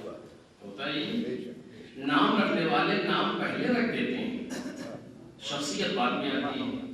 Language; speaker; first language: Urdu; native; Urdu